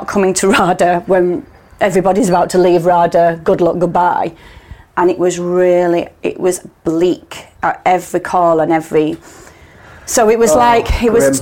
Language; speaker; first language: English; native; English